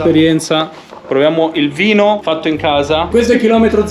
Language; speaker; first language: Italian; native; Italian